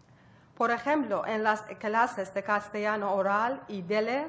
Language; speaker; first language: Spanish; non-native, learner; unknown